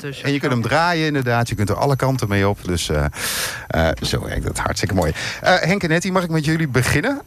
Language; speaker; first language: Dutch; native; Dutch